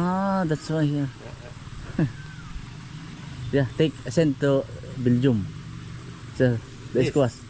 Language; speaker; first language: English; non-native, learner; Filipino